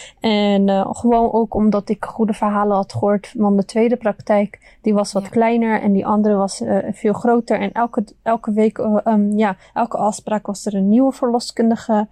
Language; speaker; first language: Dutch; early bilingual, other home language; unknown